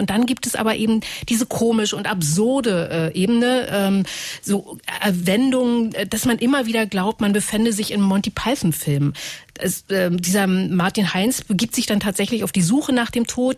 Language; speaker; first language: German; native; German